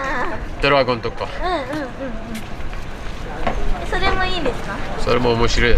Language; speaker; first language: Japanese; non-native, learner; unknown